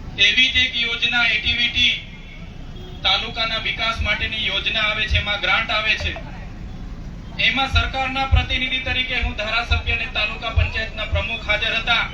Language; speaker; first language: Gujarati; non-native, local second language; Vasavi